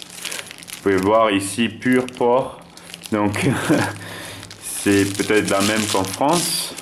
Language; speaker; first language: French; non-native, fluent; German